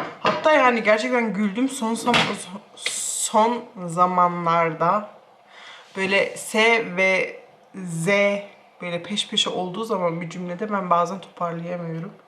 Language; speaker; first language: Turkish; early bilingual, heritage; Turkish